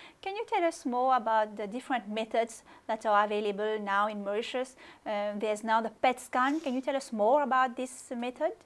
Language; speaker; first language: English; non-native, local second language; Morisyen